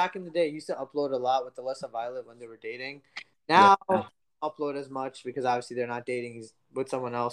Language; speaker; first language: English; early bilingual, other home language; Gujarati